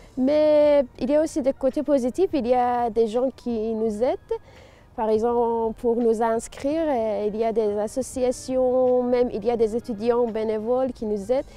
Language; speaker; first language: French; non-native, fluent; Persian